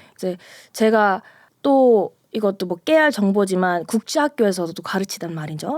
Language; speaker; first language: Korean; early bilingual, heritage; Korean